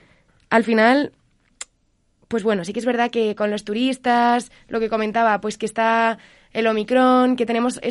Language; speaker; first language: Spanish; native; Spanish